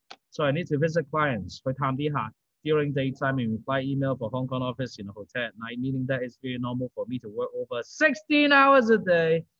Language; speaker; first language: English; non-native, local second language; Cantonese